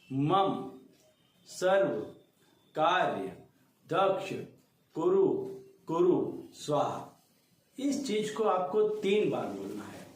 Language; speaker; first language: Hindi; native; Hindi